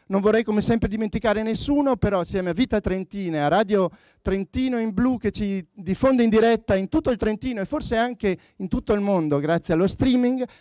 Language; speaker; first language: Italian; native; Italian